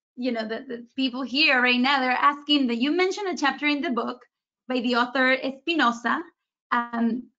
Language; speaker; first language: English; early bilingual, other home language; Spanish